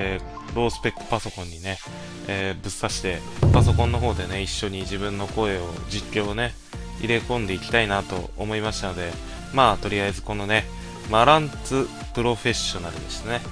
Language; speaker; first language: Japanese; native; Japanese